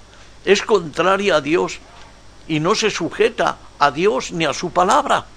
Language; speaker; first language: Spanish; native; Spanish